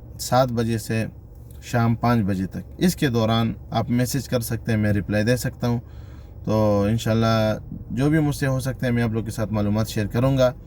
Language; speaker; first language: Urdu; non-native, local second language; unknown